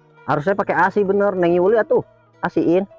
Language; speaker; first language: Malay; non-native, local second language; Sundanese